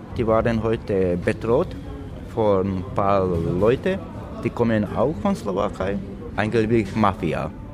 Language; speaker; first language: German; non-native, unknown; Slovak